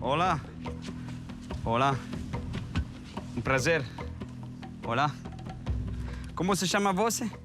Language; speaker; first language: Portuguese; non-native, learner; French